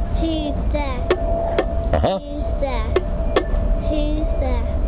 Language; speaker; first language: English; early bilingual, other home language; Croatian